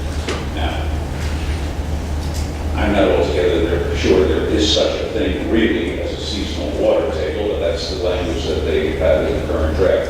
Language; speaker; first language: English; native; English